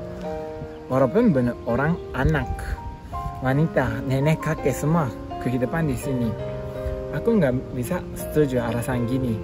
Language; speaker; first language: Indonesian; non-native, learner; Japanese